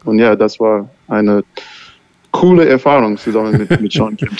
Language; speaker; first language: German; non-native, learner; English